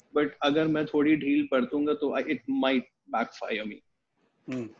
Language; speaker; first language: Hindi; native; Hindi